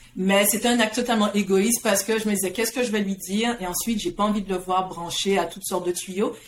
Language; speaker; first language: French; native; French